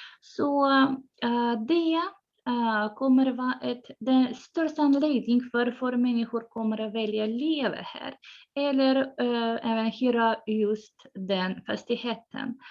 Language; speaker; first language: Swedish; non-native, fluent; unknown